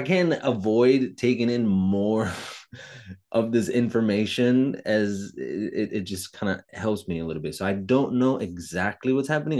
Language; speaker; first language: English; non-native, fluent; Italian